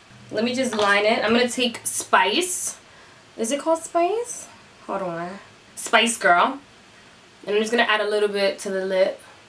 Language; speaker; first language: English; early bilingual, other home language; Spanish